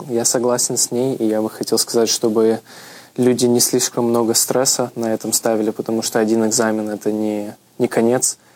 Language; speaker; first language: Russian; early bilingual, heritage; Russian